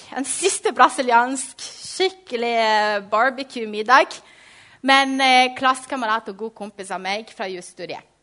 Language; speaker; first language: Norwegian; non-native, fluent; Portuguese